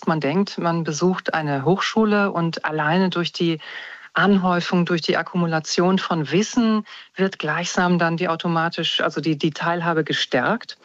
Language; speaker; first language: German; native; German